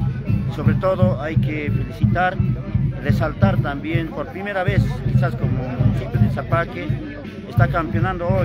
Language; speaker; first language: Spanish; non-native, local second language; Aymara